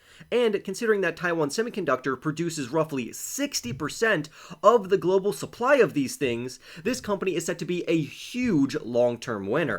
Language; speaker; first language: English; native; English